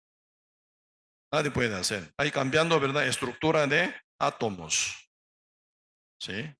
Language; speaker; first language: Spanish; non-native, learner; Korean